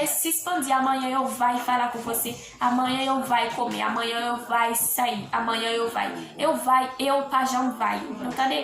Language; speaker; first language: Portuguese; non-native, learner; Haitian Creole